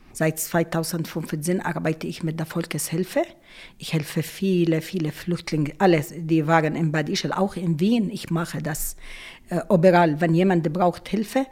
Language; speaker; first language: German; non-native, local second language; Arabic